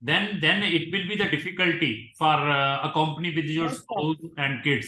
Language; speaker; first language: English; non-native, local second language; Hindi